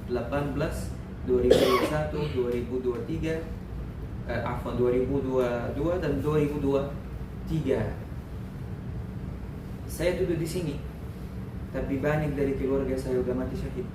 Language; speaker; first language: Indonesian; non-native, learner; Arabic